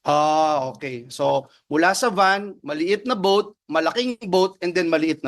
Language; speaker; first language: Filipino; native; Filipino